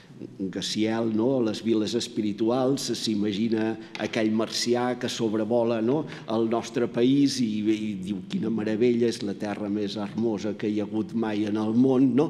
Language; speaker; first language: Catalan; native; Catalan